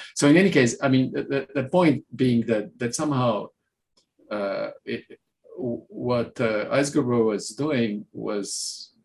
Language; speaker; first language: English; non-native, fluent; Romanian